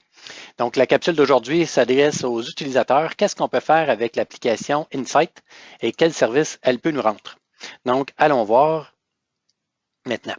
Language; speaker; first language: French; native; French